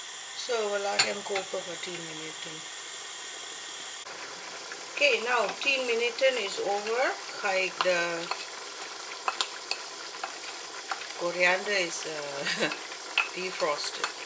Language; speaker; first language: Dutch; non-native, learner; Malay